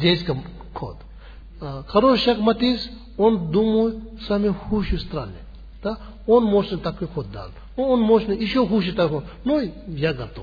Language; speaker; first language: Russian; non-native, learner; Tibetan